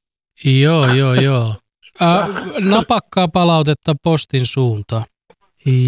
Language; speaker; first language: Finnish; native; Finnish